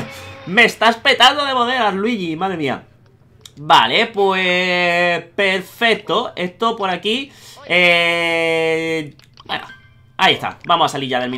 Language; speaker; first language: Spanish; native; Spanish